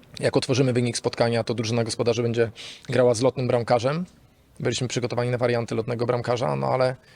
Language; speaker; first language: Polish; non-native, fluent; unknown